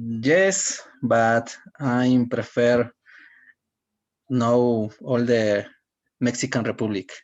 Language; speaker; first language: English; non-native, learner; Spanish